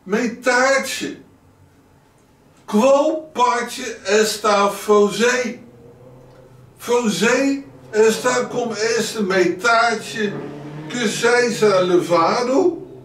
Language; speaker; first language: Portuguese; non-native, learner; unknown